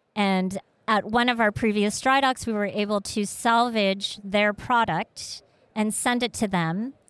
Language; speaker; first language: English; early bilingual, other home language; Vietnamese